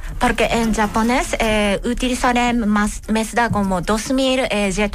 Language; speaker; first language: Catalan; non-native, learner; Japanese